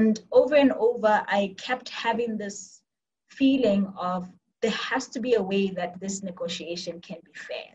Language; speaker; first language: English; non-native, local second language; Tswana